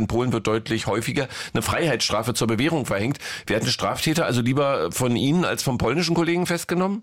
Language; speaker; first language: German; native; German